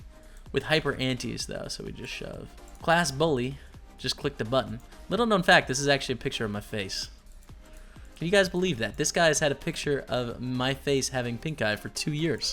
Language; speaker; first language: English; native; English